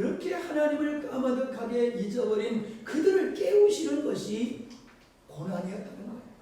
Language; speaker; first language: Korean; native; Korean